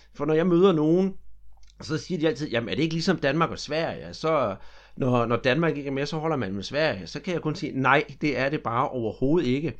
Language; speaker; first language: Danish; native; Danish